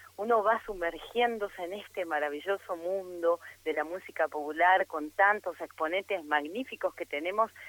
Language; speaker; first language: Spanish; native; Spanish